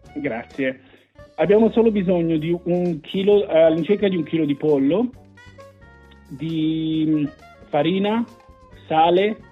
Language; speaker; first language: Italian; native; Italian